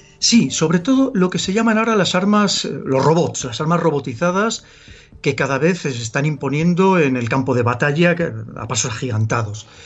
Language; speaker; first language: Spanish; native; Spanish